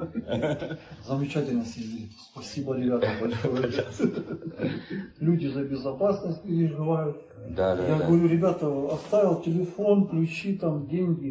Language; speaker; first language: Russian; native; Russian